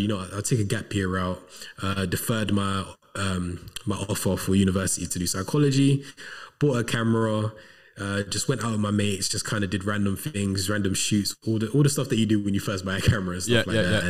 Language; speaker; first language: English; native; English